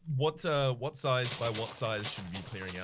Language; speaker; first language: English; native; English